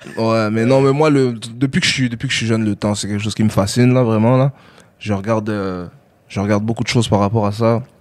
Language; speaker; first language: French; early bilingual, other home language; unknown